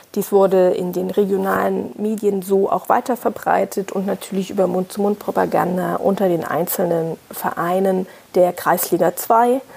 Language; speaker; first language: German; native; German